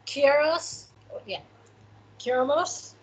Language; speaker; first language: Spanish; non-native, learner; English